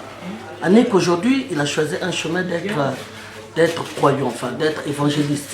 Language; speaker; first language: French; non-native, local second language; Lingala